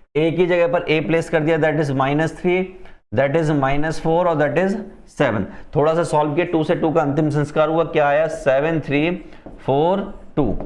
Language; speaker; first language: Hindi; native; Hindi